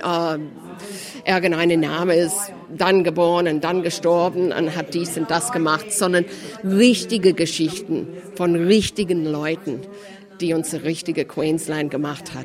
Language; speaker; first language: German; early bilingual, heritage; German